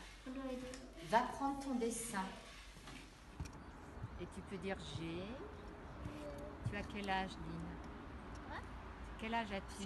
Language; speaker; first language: French; native; French